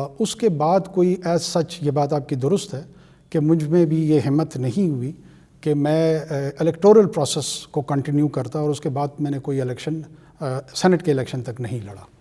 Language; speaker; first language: Urdu; non-native, local second language; Pashto